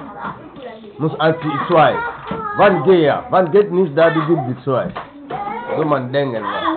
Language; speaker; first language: German; non-native, learner; Lingala